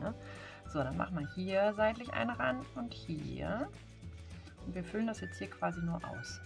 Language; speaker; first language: German; native; German